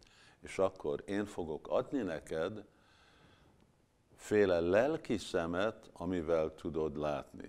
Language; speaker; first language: Hungarian; early bilingual, heritage; Hungarian